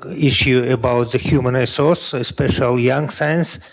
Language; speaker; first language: English; non-native, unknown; Russian